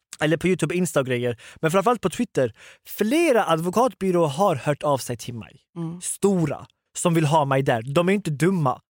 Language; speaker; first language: Swedish; early bilingual, other home language; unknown